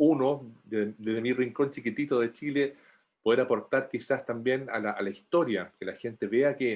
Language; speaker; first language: Spanish; native; Spanish